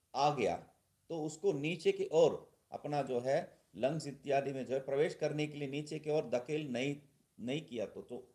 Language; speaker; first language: Hindi; non-native, local second language; Tamil